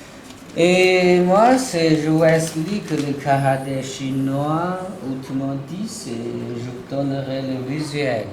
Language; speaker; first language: French; non-native, learner; Chinese